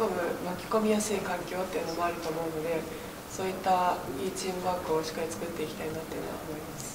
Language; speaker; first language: Japanese; native; Japanese